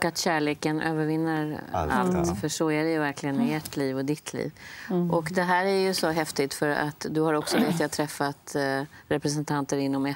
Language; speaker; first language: Swedish; native; Swedish